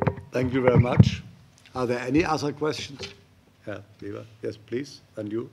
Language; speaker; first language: English; non-native, fluent; German